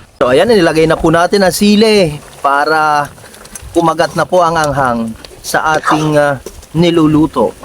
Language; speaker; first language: Filipino; native; Filipino